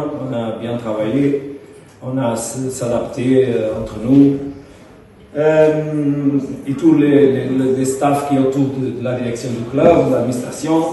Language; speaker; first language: French; non-native, fluent; Portuguese